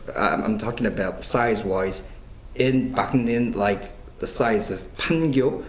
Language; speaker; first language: English; non-native, fluent; Korean